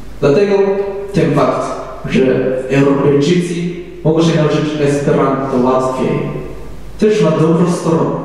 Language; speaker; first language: Polish; non-native, learner; Japanese